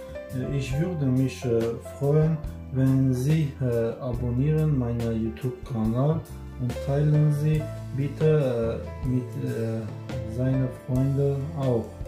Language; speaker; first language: German; non-native, learner; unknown